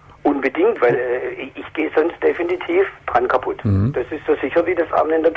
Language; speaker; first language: German; native; German